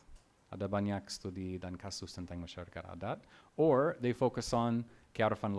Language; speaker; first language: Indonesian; non-native, learner; English